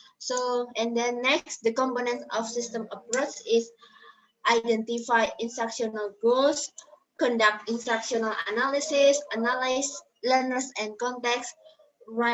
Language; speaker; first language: English; non-native, learner; Indonesian